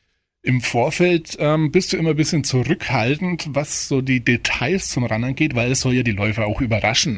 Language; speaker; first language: German; native; German